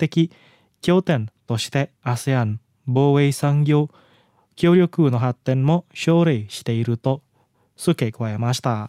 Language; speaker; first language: Japanese; non-native, fluent; Indonesian